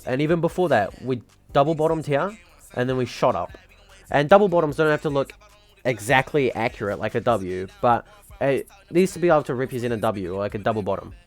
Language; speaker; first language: English; native; English